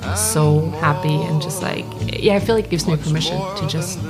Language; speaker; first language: English; non-native, fluent; German